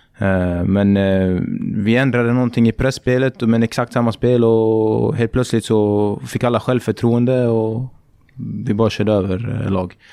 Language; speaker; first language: Swedish; native; Swedish